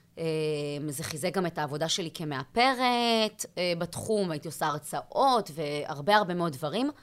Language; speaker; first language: Hebrew; native; Hebrew